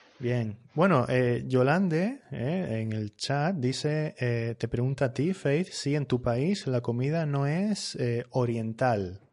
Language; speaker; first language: Spanish; native; Spanish